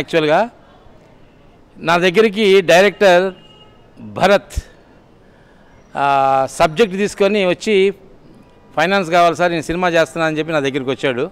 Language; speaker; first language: Telugu; native; Telugu